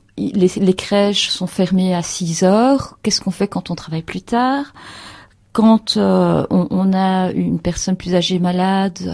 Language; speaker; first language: French; native; French